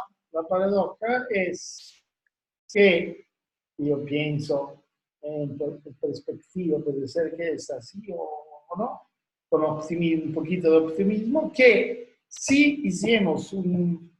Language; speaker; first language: Spanish; non-native, learner; Italian